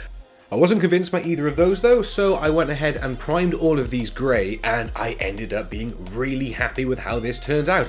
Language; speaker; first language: English; native; English